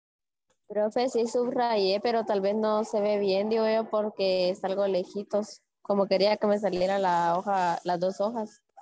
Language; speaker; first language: Spanish; native; Spanish